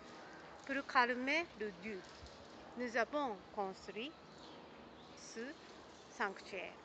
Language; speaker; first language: French; non-native, learner; Japanese